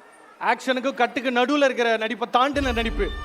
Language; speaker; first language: Tamil; native; Tamil